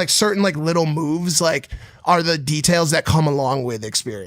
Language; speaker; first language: English; native; English